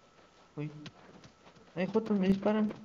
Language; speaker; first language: Spanish; native; Spanish